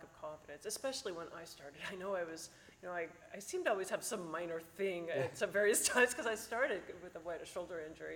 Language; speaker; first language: English; native; English